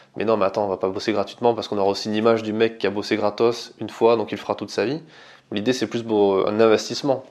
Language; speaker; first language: French; native; French